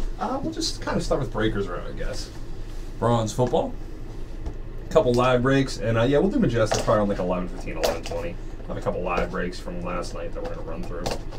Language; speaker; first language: English; native; English